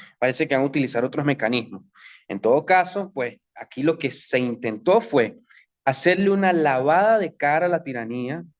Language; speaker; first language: Spanish; native; Spanish